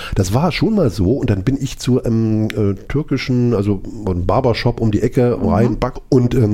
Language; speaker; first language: German; native; German